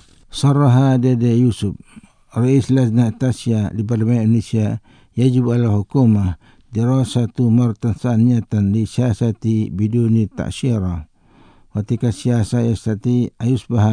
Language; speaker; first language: Arabic; non-native, fluent; Indonesian